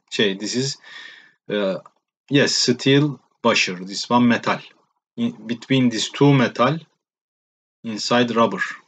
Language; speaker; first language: English; non-native, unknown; Turkish